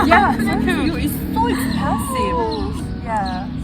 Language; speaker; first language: English; non-native, learner; Korean